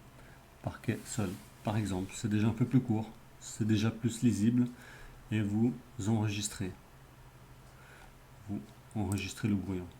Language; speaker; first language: French; native; French